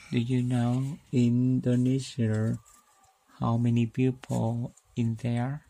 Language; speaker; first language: English; non-native, fluent; Vietnamese